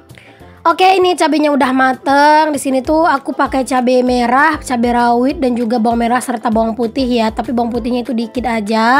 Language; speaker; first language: Indonesian; native; Indonesian